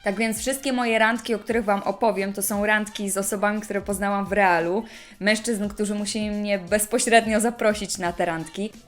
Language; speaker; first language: Polish; native; Polish